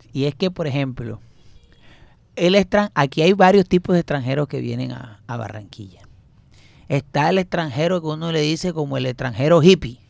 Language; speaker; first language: Spanish; native; Spanish